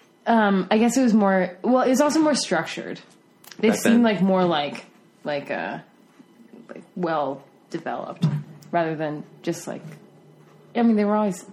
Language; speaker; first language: English; native; English